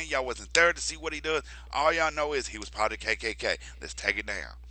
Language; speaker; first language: English; native; English